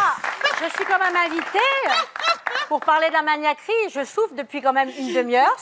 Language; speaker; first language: French; native; French